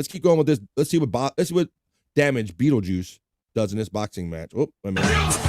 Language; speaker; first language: English; native; English